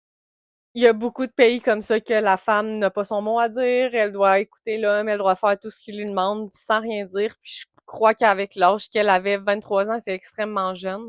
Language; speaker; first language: French; native; French